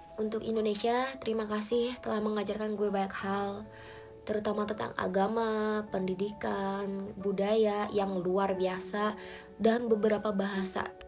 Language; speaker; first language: Indonesian; native; Indonesian